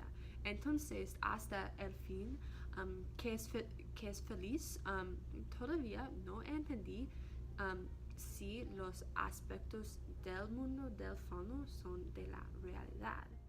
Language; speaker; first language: Spanish; non-native, learner; English